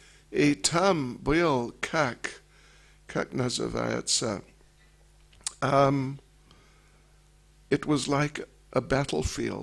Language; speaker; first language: Russian; non-native, learner; English